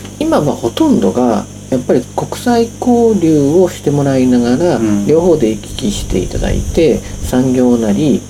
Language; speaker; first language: Japanese; native; Japanese